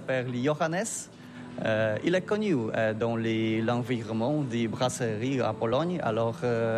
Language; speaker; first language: French; non-native, learner; Polish